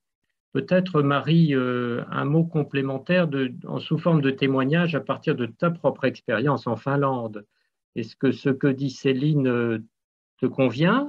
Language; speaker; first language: French; native; French